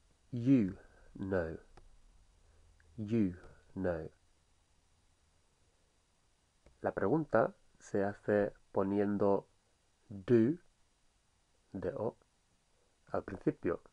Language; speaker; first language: Spanish; non-native, fluent; English